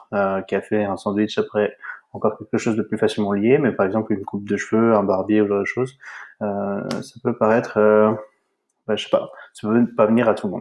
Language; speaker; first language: French; native; French